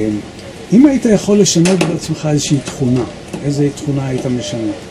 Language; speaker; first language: Hebrew; native; Hebrew